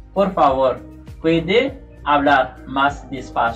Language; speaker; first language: Spanish; non-native, learner; Haitian Creole